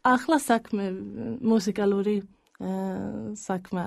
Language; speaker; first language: Georgian; early bilingual, heritage; Georgian